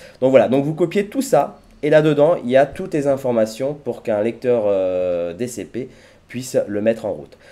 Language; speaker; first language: French; native; French